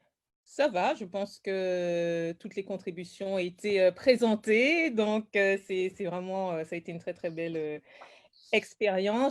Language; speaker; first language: French; native; French